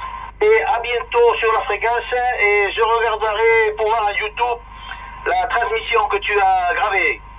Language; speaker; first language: French; early bilingual, other home language; Spanish